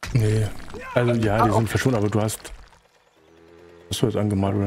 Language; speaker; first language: German; native; German